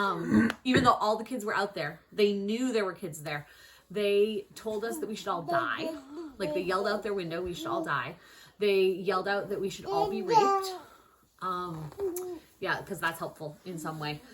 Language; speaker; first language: English; native; English